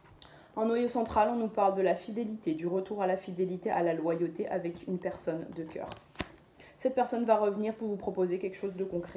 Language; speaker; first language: French; native; French